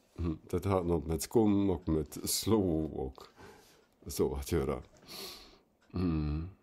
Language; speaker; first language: Swedish; non-native, fluent; German